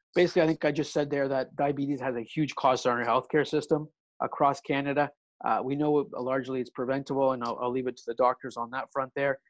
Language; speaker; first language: English; early bilingual, other home language; Italian